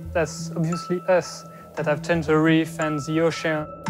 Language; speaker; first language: English; non-native, fluent; French